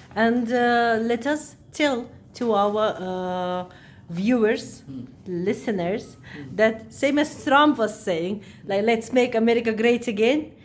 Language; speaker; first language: English; non-native, fluent; Kazakh